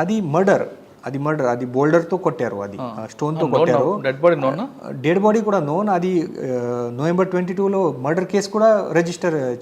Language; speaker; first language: Telugu; non-native, fluent; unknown